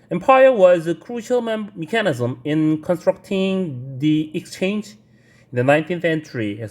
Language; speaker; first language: English; non-native, fluent; Korean